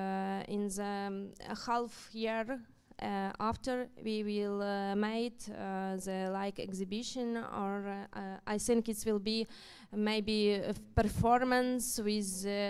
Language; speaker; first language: English; non-native, learner; Ukrainian